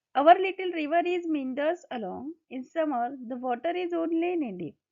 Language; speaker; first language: English; non-native, local second language; Marathi